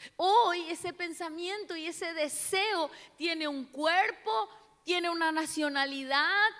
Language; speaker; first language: Spanish; non-native, local second language; Portuguese